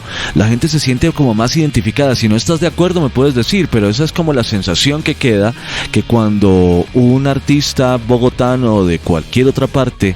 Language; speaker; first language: Spanish; native; Spanish